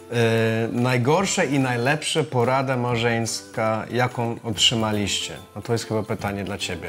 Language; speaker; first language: Polish; non-native, fluent; English